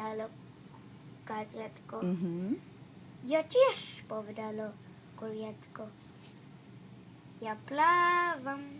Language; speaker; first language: Slovak; early bilingual, heritage; Slovak